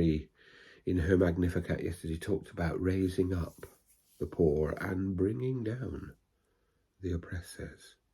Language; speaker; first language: English; native; English